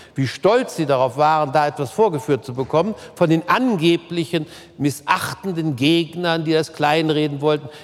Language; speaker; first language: German; native; German